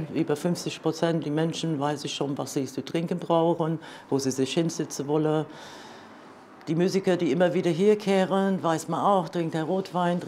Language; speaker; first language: German; non-native, fluent; English